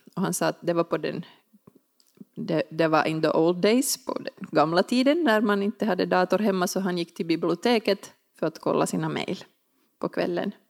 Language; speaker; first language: Swedish; native; Swedish